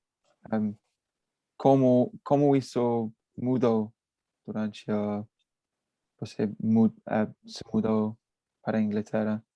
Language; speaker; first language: Portuguese; non-native, learner; English